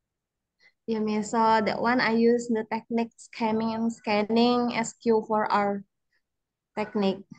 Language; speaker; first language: English; non-native, learner; Indonesian